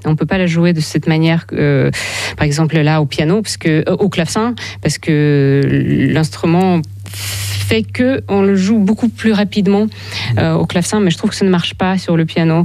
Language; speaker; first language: French; non-native, fluent; Ukrainian